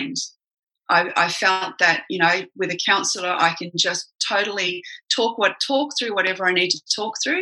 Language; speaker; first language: English; native; English